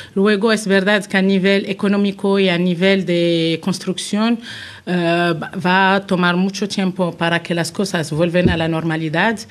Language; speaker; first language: Spanish; non-native, fluent; Arabic